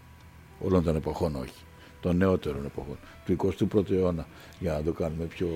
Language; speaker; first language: Greek; native; Greek